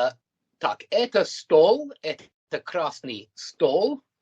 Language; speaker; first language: Russian; non-native, learner; English